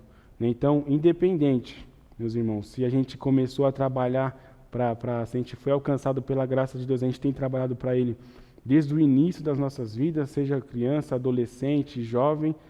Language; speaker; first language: Portuguese; native; Portuguese